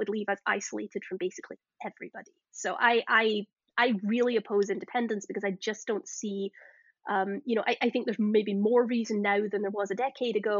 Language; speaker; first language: English; native; English